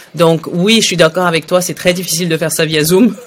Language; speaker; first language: French; early bilingual, other home language; Arabic